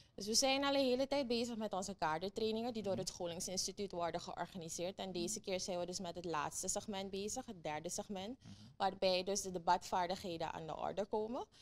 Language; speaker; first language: Dutch; native; Dutch